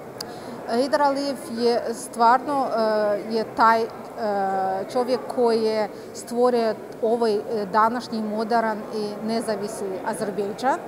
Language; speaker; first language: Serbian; non-native, fluent; Azerbaijani